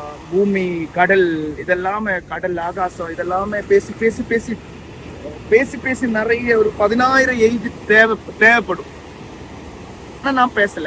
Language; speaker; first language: Tamil; non-native, learner; Malayalam